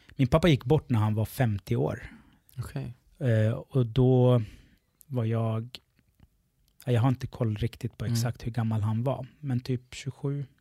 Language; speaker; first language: Swedish; early bilingual, other home language; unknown